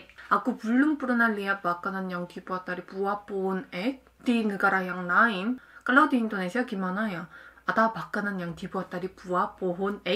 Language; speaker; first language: Indonesian; non-native, fluent; Korean